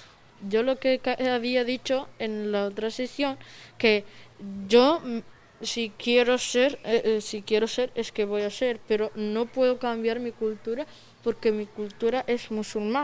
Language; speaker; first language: Spanish; early bilingual, other home language; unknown